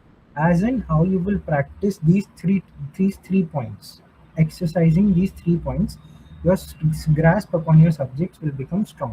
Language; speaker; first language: English; non-native, local second language; Hindi